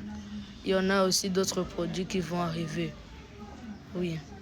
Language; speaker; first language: French; non-native, local second language; Kinyarwanda